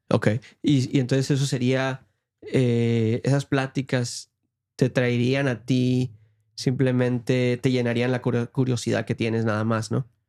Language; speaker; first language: Spanish; early bilingual, heritage; Spanish